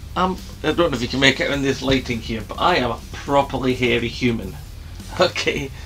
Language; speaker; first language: English; native; English